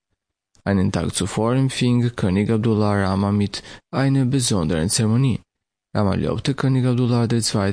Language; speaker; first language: German; non-native, fluent; Albanian